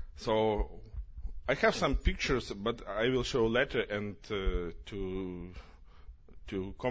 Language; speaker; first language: English; non-native, learner; Ukrainian